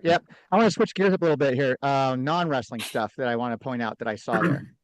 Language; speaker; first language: English; native; English